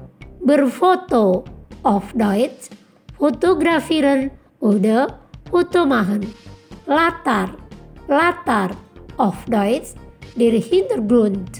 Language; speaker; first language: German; non-native, fluent; Indonesian